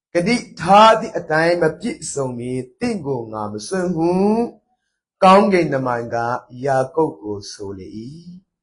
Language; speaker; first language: Burmese; non-native, local second language; Tedim Chin